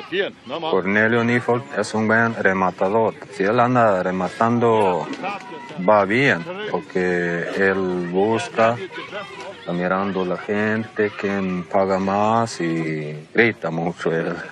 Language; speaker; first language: Spanish; non-native, local second language; Plautdietsch